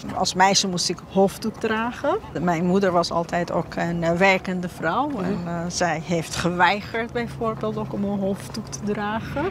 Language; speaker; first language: Dutch; non-native, fluent; Persian